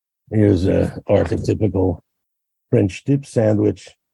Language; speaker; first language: English; native; English